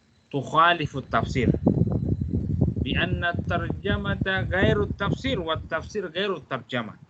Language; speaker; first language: Arabic; non-native, fluent; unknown